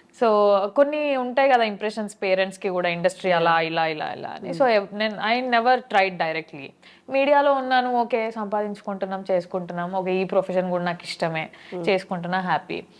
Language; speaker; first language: Telugu; native; Telugu